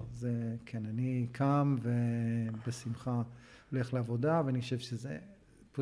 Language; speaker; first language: Hebrew; non-native, fluent; English